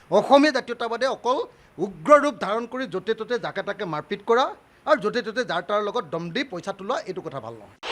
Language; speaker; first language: Assamese; native; Assamese